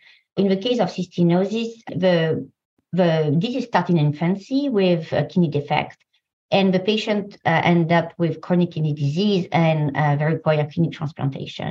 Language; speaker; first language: English; non-native, fluent; French